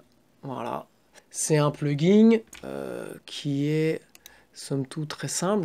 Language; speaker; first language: French; native; French